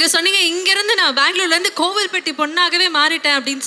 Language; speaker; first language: Tamil; native; Tamil